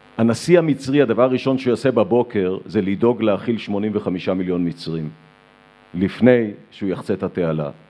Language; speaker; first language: Hebrew; native; Hebrew